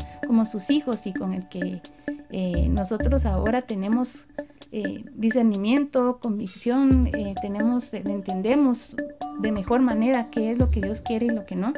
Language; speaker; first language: Spanish; native; Spanish